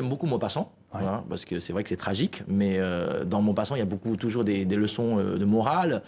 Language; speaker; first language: French; non-native, fluent; Chinese